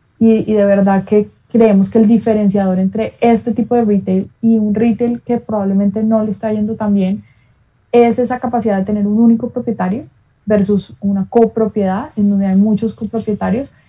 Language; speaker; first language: Spanish; native; Spanish